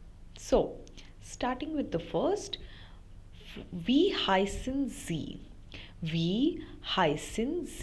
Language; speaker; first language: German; non-native, fluent; Hindi